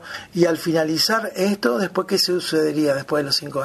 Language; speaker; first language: Spanish; native; Spanish